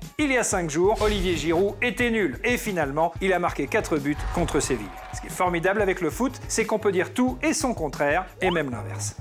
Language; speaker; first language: French; native; French